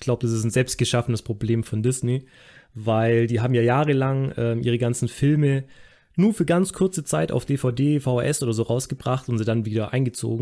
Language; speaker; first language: German; native; German